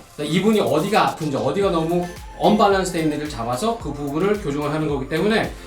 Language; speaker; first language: Korean; native; Korean